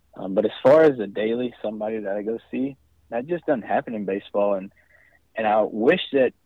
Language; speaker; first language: English; native; English